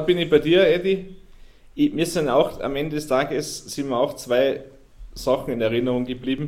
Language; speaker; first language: German; native; German